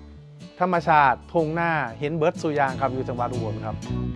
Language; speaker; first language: Thai; native; Thai